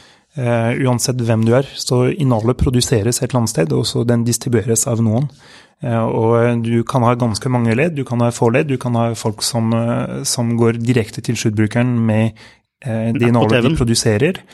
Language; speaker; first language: Norwegian; non-native, fluent; French